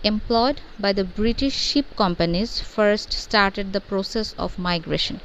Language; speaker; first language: English; non-native, local second language; Bangla